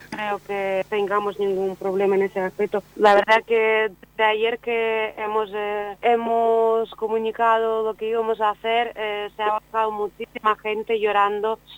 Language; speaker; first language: Spanish; non-native, fluent; Ukrainian